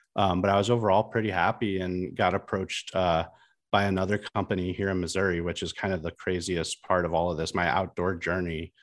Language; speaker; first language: English; native; English